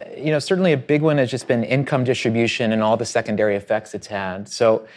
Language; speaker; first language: English; native; English